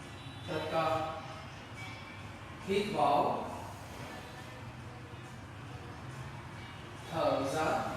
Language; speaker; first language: Vietnamese; non-native, learner; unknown